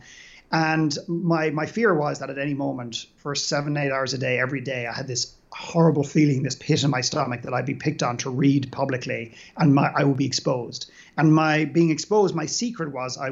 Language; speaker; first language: English; native; English